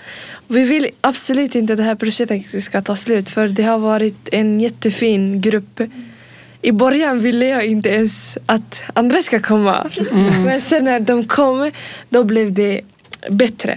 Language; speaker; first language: Swedish; early bilingual, other home language; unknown